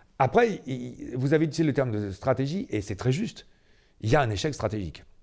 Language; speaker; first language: French; native; French